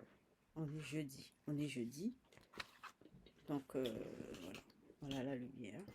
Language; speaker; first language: French; native; French